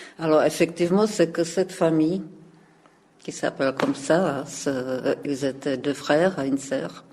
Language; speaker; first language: French; non-native, fluent; Czech